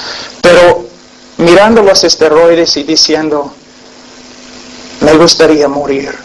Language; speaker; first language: Spanish; non-native, fluent; English